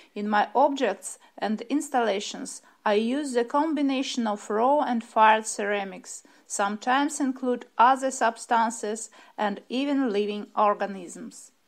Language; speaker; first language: English; non-native, fluent; Russian